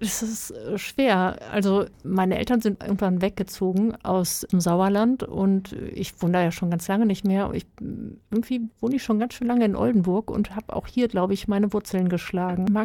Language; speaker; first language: German; native; German